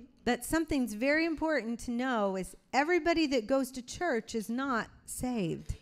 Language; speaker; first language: English; native; English